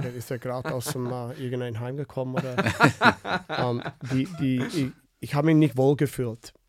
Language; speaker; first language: German; non-native, fluent; English